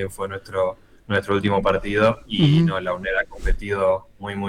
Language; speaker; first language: Spanish; native; Spanish